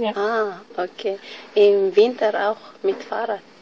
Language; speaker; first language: German; non-native, learner; Tigrinya